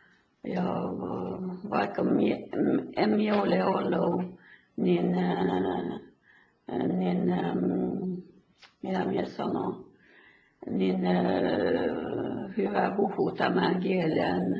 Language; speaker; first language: Finnish; early bilingual, heritage; Finnish